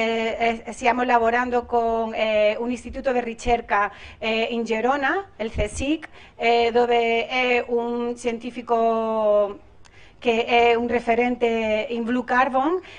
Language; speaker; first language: Italian; non-native, learner; Spanish